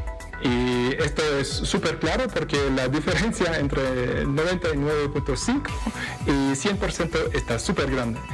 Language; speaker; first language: Spanish; non-native, fluent; French